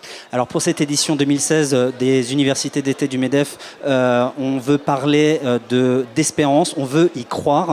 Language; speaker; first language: French; native; French